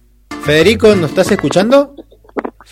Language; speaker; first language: Spanish; native; Spanish